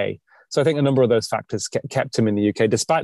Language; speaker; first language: English; native; English